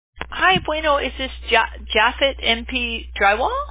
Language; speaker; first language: English; native; English